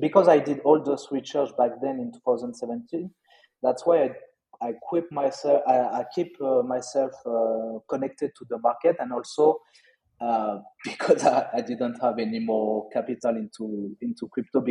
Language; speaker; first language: English; non-native, fluent; French